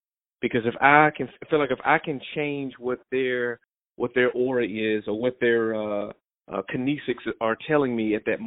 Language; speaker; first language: English; native; English